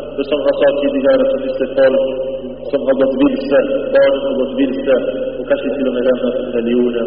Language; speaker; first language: Swedish; early bilingual, other home language; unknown